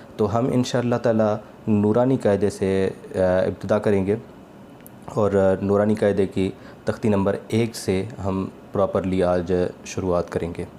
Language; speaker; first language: Urdu; non-native, local second language; Sindhi